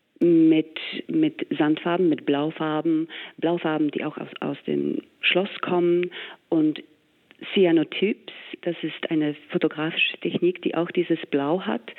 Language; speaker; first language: German; non-native, fluent; English